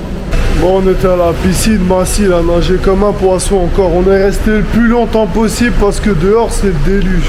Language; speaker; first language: French; native; French